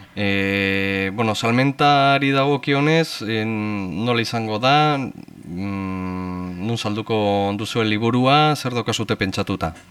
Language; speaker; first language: Basque; native; Basque